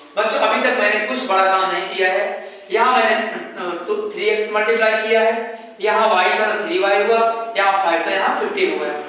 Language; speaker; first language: Hindi; native; Hindi